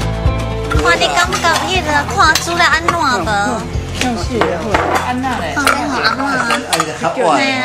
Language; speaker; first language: Chinese; early bilingual, heritage; Chinese